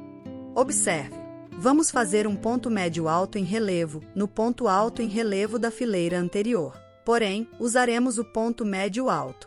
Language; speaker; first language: Portuguese; native; Portuguese